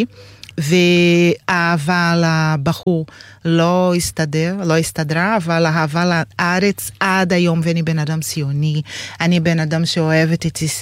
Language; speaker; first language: Hebrew; non-native, fluent; Portuguese